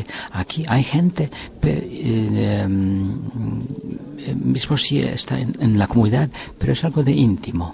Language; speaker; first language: Spanish; non-native, fluent; French